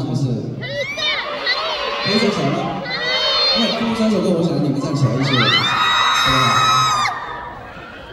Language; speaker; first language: Chinese; early bilingual, heritage; English